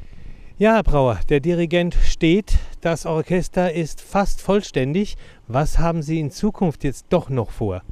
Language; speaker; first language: German; native; German